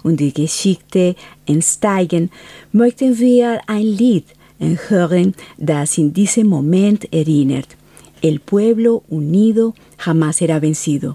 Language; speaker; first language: German; non-native, fluent; Spanish